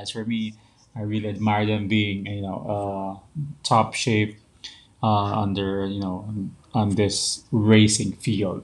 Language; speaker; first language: English; non-native, local second language; Filipino